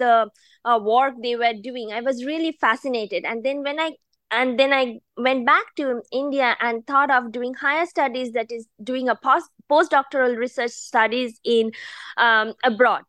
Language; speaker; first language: English; non-native, local second language; Bangla